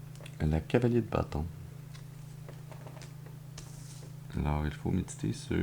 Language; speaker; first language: French; native; French